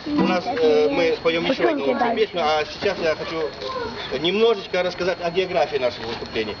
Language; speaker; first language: Russian; native; Russian